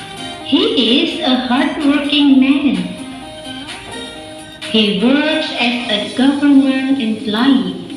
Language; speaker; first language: English; non-native, learner; Indonesian